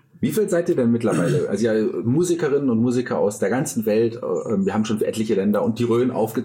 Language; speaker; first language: German; native; German